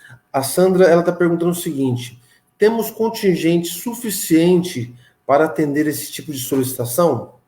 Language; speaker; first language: Portuguese; native; Portuguese